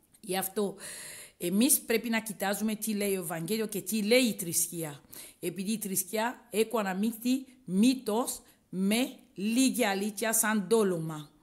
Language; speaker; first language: Greek; non-native, learner; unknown